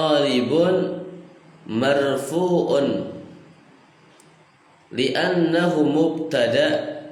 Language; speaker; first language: Arabic; non-native, fluent; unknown